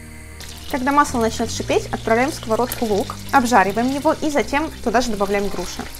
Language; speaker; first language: Russian; native; Russian